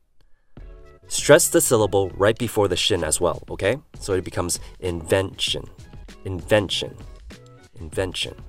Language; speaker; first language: English; native; English